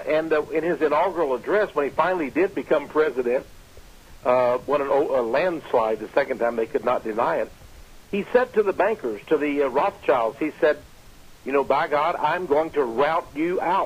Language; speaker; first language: English; native; English